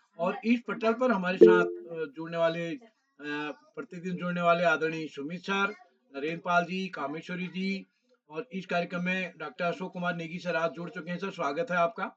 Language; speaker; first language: Hindi; native; Hindi